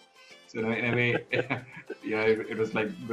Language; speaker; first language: English; non-native, local second language; Malayalam